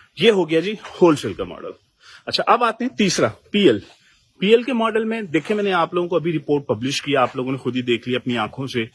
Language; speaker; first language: Urdu; native; Urdu